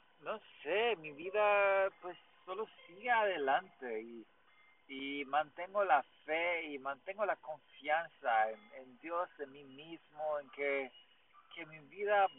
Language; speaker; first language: Spanish; non-native, learner; English